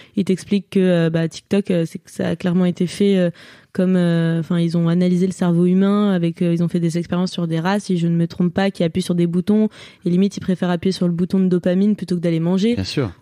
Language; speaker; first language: French; native; French